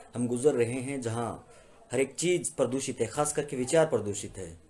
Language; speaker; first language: Hindi; native; Hindi